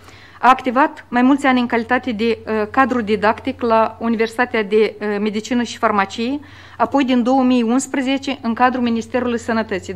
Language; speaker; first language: Romanian; native; Romanian